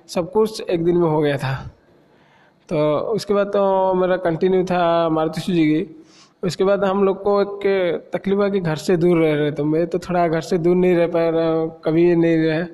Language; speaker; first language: Hindi; non-native, local second language; Odia